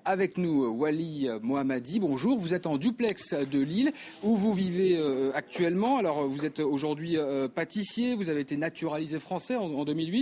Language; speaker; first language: French; native; French